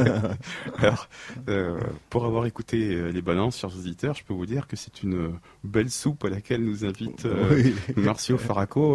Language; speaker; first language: French; native; French